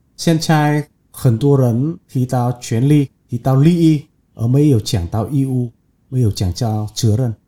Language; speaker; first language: Chinese; non-native, fluent; Vietnamese